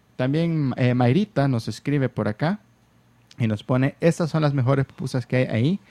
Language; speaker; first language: Spanish; native; Spanish